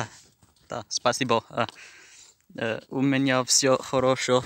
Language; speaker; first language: Russian; non-native, learner; English